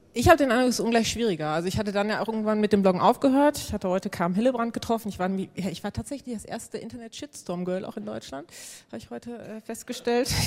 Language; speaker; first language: German; native; German